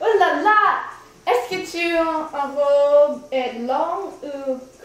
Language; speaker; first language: French; non-native, learner; English